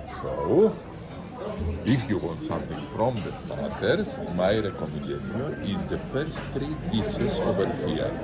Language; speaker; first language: English; non-native, fluent; Greek